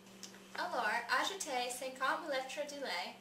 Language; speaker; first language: French; non-native, learner; English